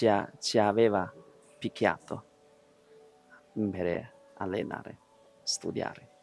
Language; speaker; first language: Italian; non-native, learner; Chinese